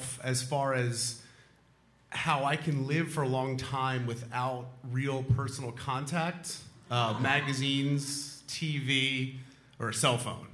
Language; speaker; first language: English; native; English